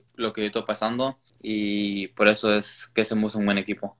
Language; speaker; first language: Spanish; early bilingual, heritage; Spanish